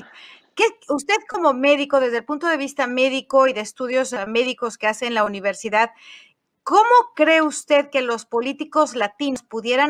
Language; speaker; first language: Spanish; native; Spanish